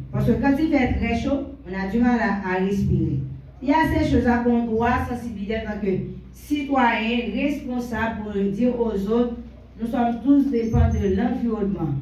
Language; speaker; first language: French; non-native, local second language; Haitian Creole